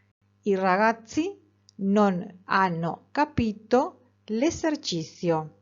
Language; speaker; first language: Italian; non-native, fluent; Spanish